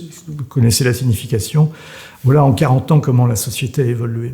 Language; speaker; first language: French; native; French